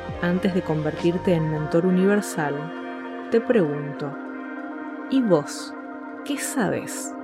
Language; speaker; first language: Spanish; native; Spanish